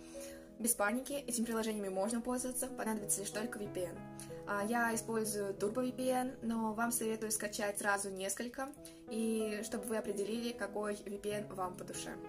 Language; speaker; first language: Russian; native; Russian